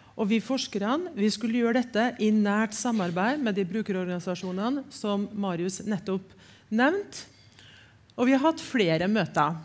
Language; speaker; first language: Norwegian; native; Norwegian